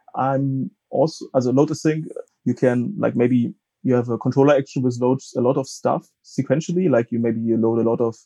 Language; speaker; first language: English; non-native, fluent; German